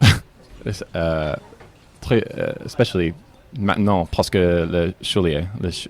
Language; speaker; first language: French; non-native, learner; English